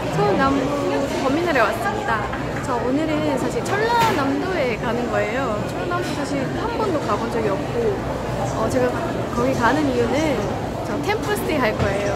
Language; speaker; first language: Korean; non-native, fluent; Estonian